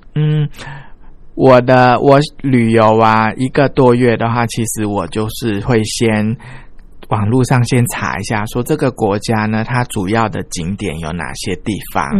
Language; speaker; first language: Chinese; early bilingual, heritage; Chinese